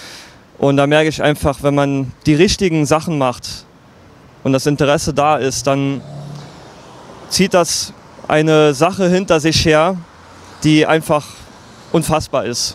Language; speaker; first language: German; native; German